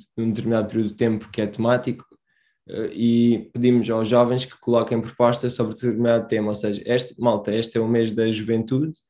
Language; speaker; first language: Portuguese; early bilingual, other home language; Romanian